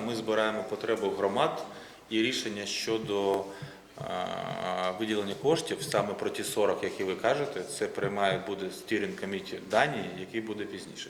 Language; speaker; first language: Ukrainian; native; Ukrainian